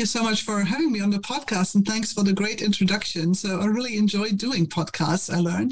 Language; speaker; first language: English; non-native, fluent; German